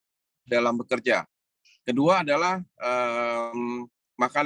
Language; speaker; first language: Indonesian; native; Indonesian